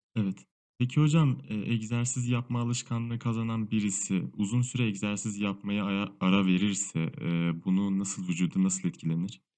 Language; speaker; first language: Turkish; non-native, fluent; Arabic